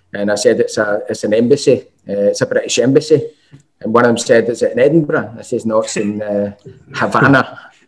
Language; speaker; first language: English; native; English